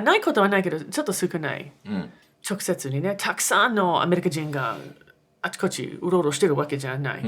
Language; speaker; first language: Japanese; non-native, fluent; English